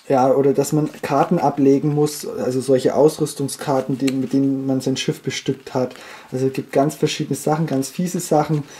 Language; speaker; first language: German; native; German